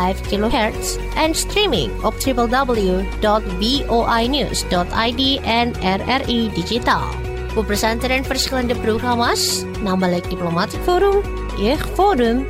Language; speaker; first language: Dutch; non-native, fluent; Indonesian